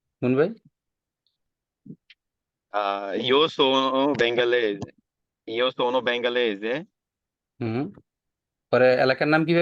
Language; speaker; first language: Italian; non-native, learner; Bangla